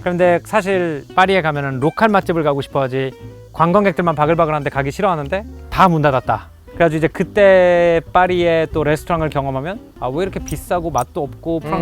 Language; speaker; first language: Korean; native; Korean